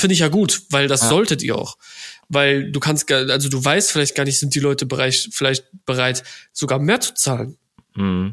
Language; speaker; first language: German; native; German